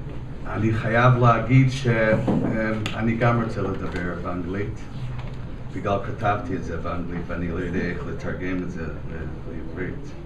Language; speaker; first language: Hebrew; non-native, fluent; English